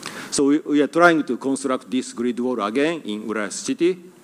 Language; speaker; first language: English; non-native, fluent; Japanese